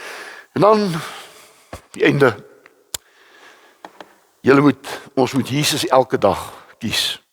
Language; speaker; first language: Afrikaans; native; Afrikaans